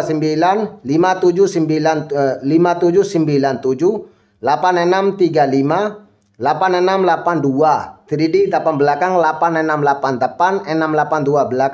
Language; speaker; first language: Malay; non-native, local second language; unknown